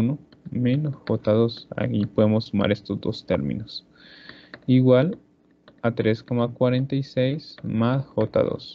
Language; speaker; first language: Spanish; native; Spanish